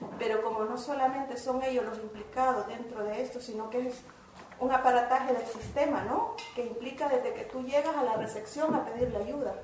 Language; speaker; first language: Spanish; native; Spanish